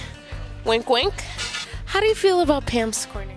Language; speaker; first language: English; native; English